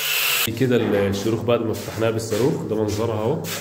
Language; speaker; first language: Arabic; native; Arabic